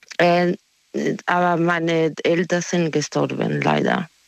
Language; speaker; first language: German; non-native, learner; Spanish